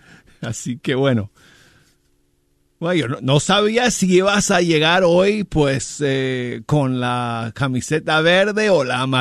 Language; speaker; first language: Spanish; native; Spanish